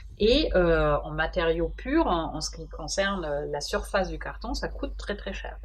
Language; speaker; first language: French; non-native, fluent; German